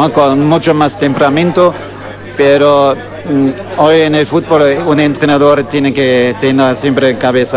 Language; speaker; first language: Spanish; non-native, fluent; German